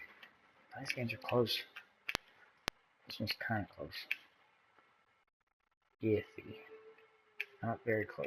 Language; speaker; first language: English; native; English